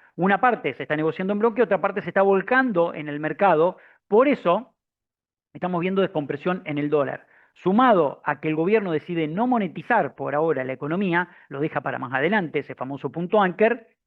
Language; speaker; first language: Spanish; native; Spanish